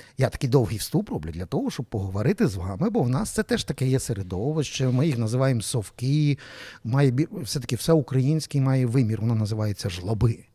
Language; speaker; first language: Ukrainian; native; Ukrainian